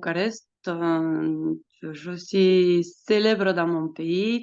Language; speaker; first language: French; non-native, fluent; Romanian